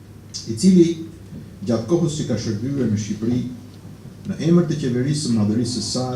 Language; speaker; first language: Albanian; native; Albanian